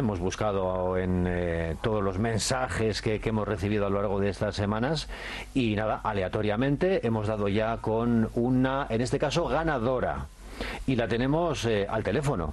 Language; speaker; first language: Spanish; native; Spanish